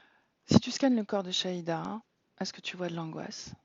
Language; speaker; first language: French; native; French